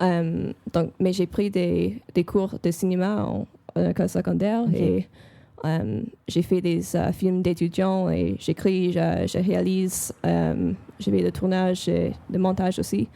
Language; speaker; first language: French; non-native, fluent; English